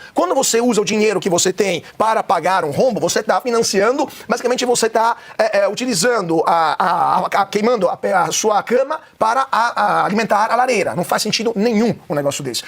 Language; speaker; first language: Portuguese; non-native, fluent; Italian